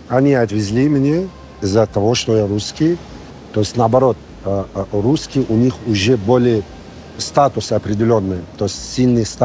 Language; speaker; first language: Russian; non-native, fluent; Arabic